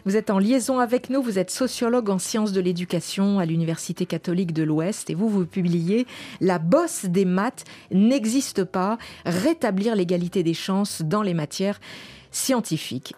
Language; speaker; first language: French; native; French